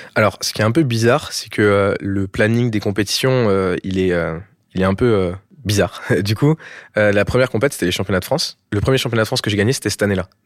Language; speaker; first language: French; native; French